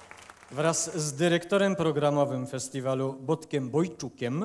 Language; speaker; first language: Polish; native; Polish